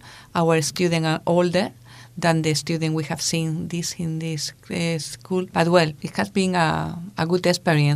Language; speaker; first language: English; non-native, learner; Spanish